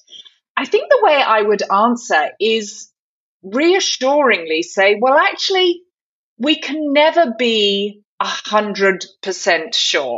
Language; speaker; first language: English; native; English